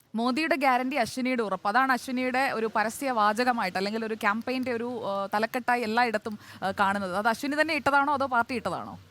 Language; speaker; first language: Malayalam; native; Malayalam